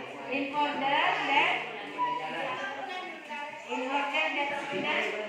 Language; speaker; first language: English; non-native, learner; Indonesian